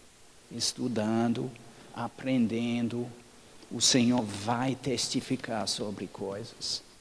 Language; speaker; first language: Portuguese; non-native, fluent; English